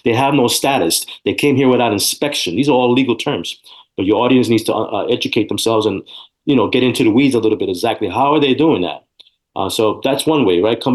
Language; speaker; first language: English; native; English